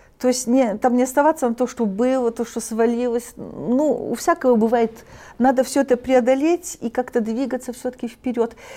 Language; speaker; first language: Russian; early bilingual, heritage; Russian